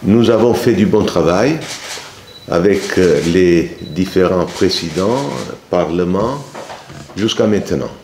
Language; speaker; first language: French; non-native, fluent; Italian